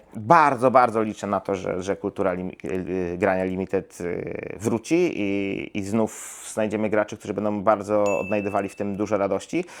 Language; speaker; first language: Polish; native; Polish